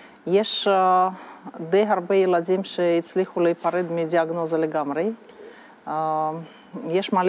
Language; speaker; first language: Hebrew; non-native, fluent; Russian